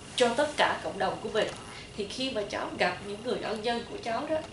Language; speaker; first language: Vietnamese; early bilingual, heritage; Vietnamese